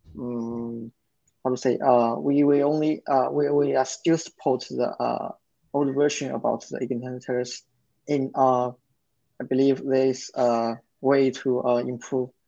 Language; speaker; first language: English; non-native, learner; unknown